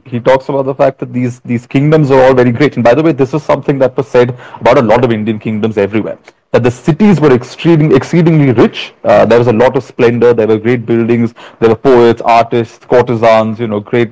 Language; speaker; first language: English; non-native, local second language; Malayalam